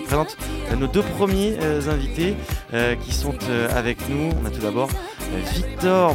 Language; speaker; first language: French; native; French